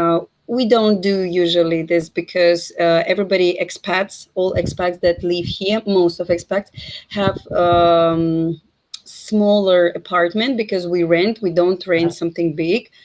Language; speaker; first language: English; non-native, fluent; Russian